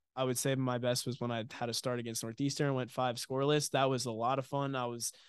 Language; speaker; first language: English; native; English